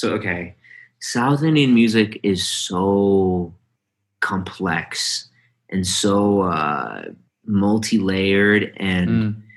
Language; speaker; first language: English; early bilingual, other home language; Hindi